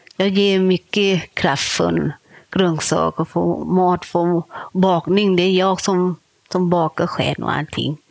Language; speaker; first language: Swedish; non-native, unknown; Thai